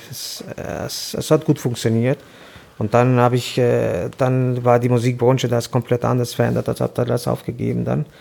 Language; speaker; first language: German; non-native, fluent; Albanian